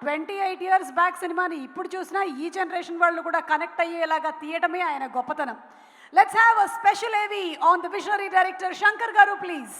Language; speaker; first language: Telugu; native; Telugu